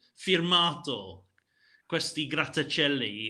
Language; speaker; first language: Italian; non-native, learner; English